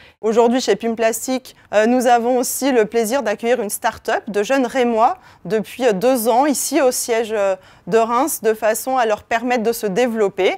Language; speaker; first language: French; native; French